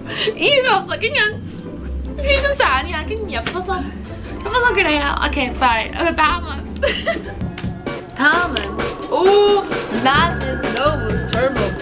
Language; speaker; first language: Korean; non-native, fluent; English